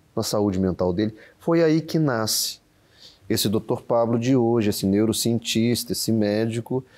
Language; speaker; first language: Portuguese; native; Portuguese